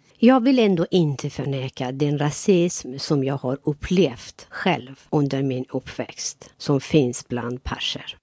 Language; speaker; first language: Swedish; non-native, fluent; Persian